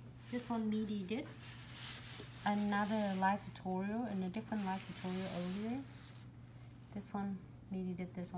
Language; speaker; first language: English; non-native, fluent; Vietnamese